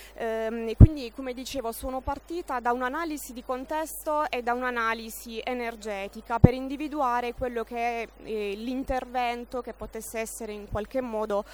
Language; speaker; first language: Italian; native; Italian